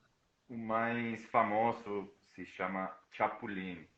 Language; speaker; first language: Portuguese; non-native, fluent; Spanish